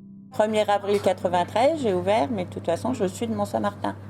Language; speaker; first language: French; native; French